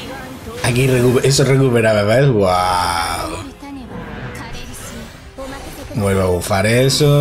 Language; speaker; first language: Spanish; native; Spanish